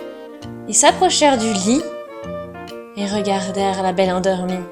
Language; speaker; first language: French; non-native, fluent; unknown